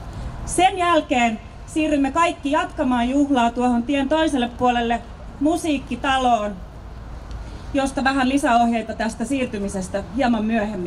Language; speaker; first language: Finnish; native; Finnish